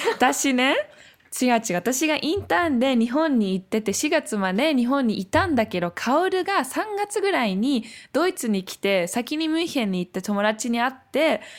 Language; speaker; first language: Japanese; early bilingual, heritage; German